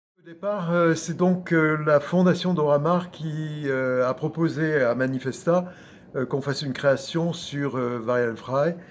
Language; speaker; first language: French; native; French